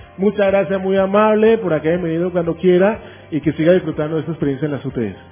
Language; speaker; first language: Spanish; native; Spanish